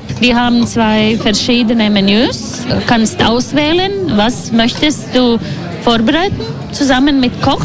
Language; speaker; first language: German; non-native, learner; Latvian